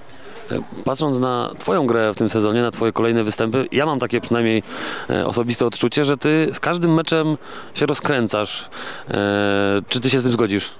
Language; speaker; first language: Polish; native; Polish